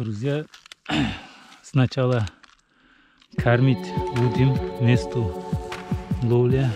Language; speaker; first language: Russian; non-native, local second language; Uzbek